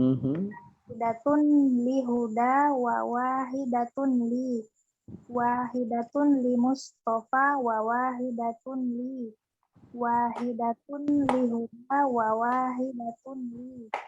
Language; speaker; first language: Arabic; non-native, learner; Indonesian